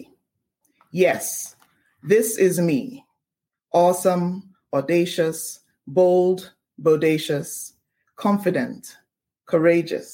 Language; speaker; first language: English; non-native, local second language; Ewe